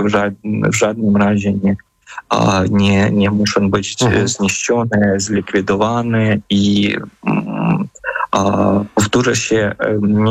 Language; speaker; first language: Polish; non-native, fluent; Ukrainian